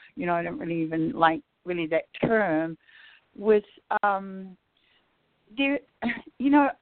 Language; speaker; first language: English; native; English